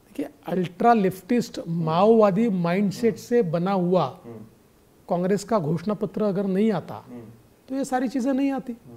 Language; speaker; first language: Hindi; non-native, local second language; Marathi